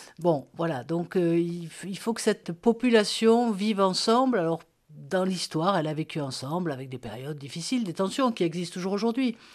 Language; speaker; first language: French; native; French